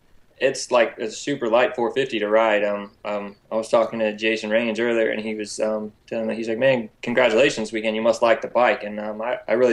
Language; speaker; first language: English; native; English